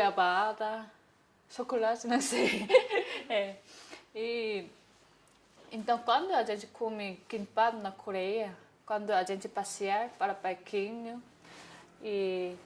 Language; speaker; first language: Portuguese; non-native, learner; Korean